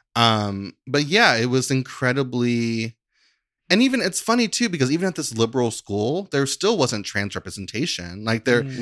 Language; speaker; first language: English; native; English